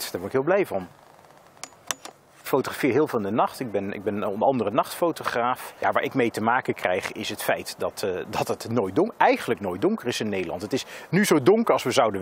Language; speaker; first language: Dutch; native; Dutch